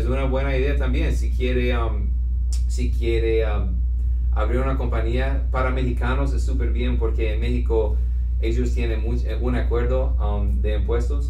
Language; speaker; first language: Spanish; non-native, fluent; English